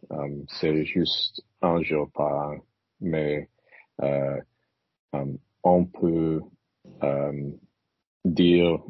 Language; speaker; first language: French; non-native, learner; English